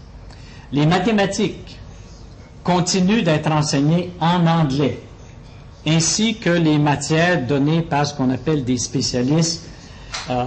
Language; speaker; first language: French; native; French